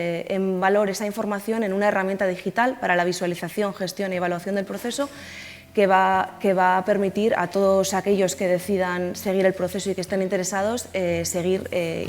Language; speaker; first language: Spanish; native; Spanish